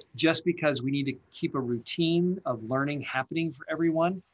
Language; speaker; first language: English; native; English